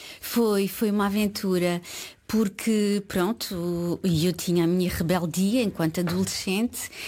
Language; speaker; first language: Portuguese; early bilingual, heritage; Portuguese